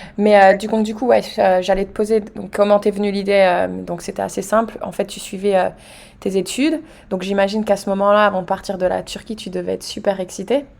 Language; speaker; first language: French; native; French